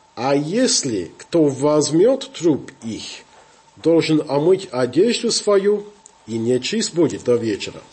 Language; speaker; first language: Russian; non-native, fluent; English